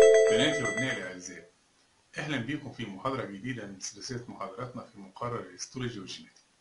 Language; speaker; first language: Arabic; native; Arabic